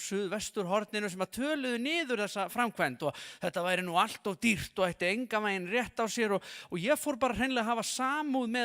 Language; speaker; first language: Icelandic; native; Icelandic